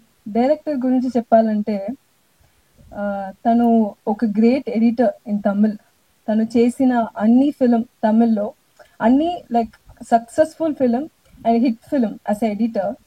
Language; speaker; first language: Telugu; non-native, learner; Tamil